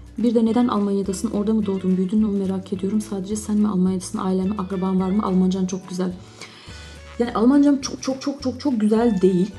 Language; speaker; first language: Turkish; native; Turkish